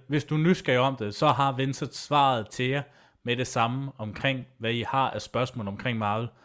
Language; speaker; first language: Danish; native; Danish